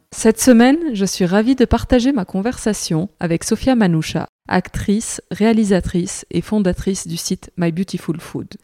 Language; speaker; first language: French; native; French